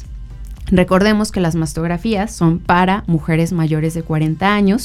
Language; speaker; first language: Spanish; native; Spanish